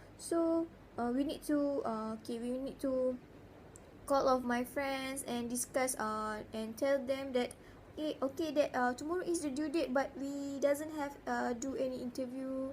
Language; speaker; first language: English; non-native, learner; Malay